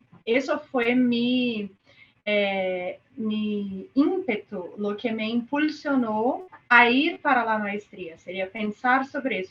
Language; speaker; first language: Spanish; non-native, fluent; Portuguese